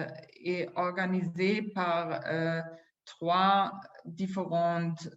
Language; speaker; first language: French; non-native, fluent; German